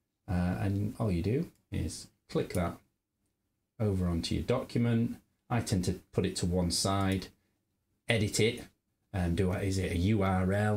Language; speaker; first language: English; native; English